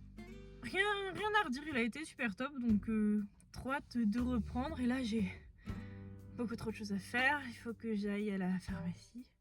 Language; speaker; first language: French; native; French